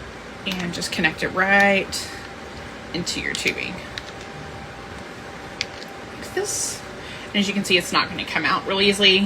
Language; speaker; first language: English; native; English